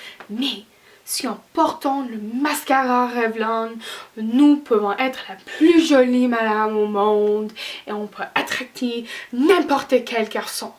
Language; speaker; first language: French; non-native, learner; English